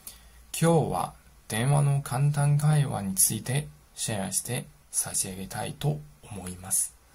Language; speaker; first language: Japanese; non-native, fluent; Chinese